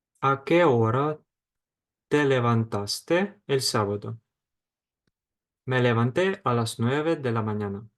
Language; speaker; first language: Spanish; non-native, fluent; Ukrainian